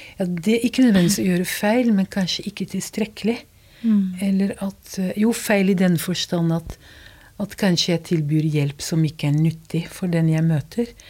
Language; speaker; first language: Norwegian; non-native, fluent; Dutch